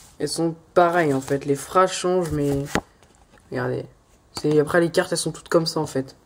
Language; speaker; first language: French; native; French